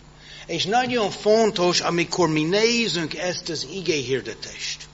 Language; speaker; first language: Hungarian; non-native, fluent; English